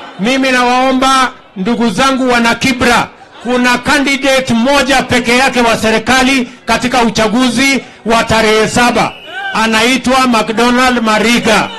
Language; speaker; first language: Swahili; non-native, local second language; Kalenjin